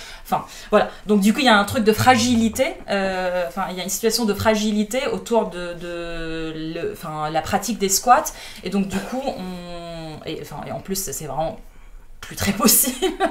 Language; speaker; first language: French; non-native, fluent; Arabic